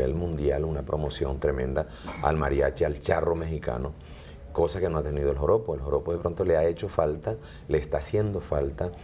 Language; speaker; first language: Spanish; native; Spanish